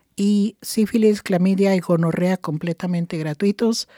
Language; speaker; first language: Spanish; native; Spanish